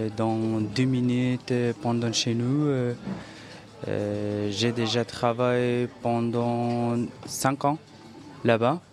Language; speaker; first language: French; non-native, learner; Persian